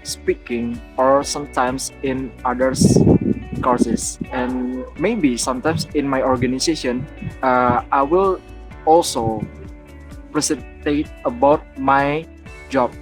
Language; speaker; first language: English; non-native, learner; Indonesian